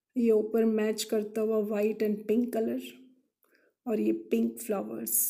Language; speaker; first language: Hindi; non-native, local second language; Kannada